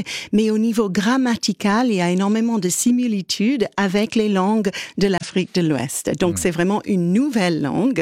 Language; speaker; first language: French; native; French